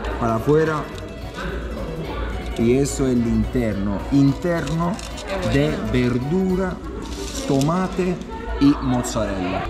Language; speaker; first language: Spanish; non-native, fluent; Italian